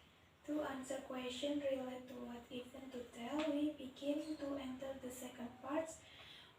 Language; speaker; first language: English; non-native, learner; Indonesian